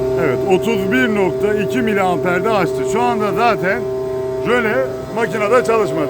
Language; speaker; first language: Turkish; native; Turkish